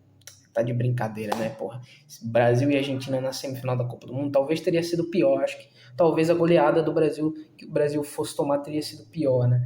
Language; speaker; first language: Portuguese; native; Portuguese